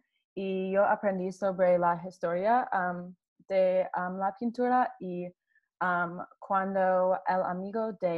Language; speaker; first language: Spanish; non-native, learner; English